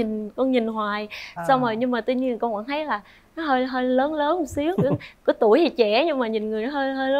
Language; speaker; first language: Vietnamese; native; Vietnamese